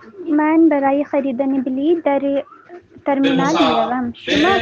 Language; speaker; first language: Persian; non-native, learner; Urdu